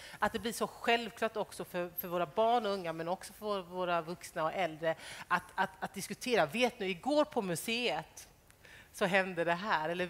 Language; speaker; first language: Swedish; native; Swedish